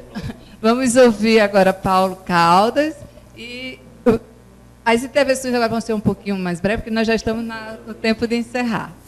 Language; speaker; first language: Portuguese; native; Portuguese